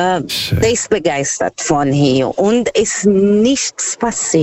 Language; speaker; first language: German; non-native, fluent; Portuguese